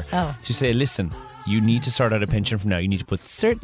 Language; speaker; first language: English; native; English